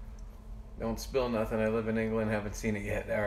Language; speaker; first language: English; native; English